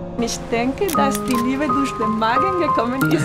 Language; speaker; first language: German; non-native, fluent; Spanish